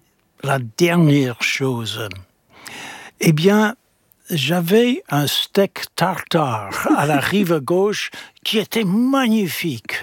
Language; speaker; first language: French; non-native, fluent; English